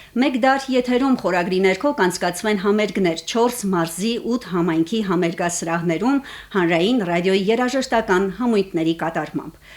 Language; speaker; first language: Armenian; native; Armenian